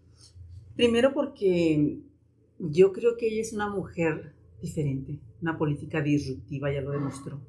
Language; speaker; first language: Spanish; native; Spanish